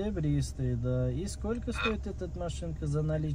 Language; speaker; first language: Russian; non-native, local second language; Uzbek